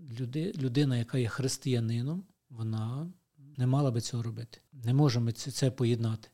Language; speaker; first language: Ukrainian; native; Ukrainian